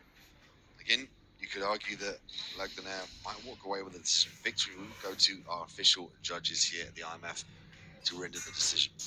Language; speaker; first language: English; native; English